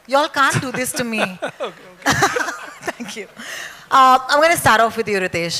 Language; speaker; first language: English; non-native, local second language; Hindi